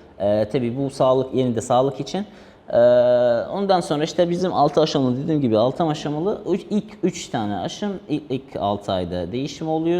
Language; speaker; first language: Turkish; non-native, fluent; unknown